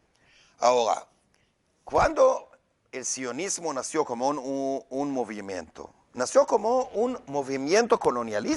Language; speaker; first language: Spanish; non-native, learner; Hebrew